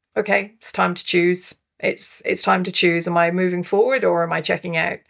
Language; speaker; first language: English; native; English